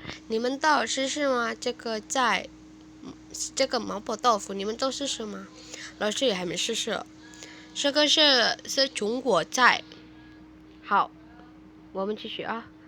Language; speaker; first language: Chinese; non-native, fluent; Indonesian